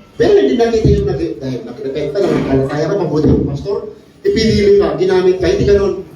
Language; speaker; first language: Filipino; non-native, local second language; Iloko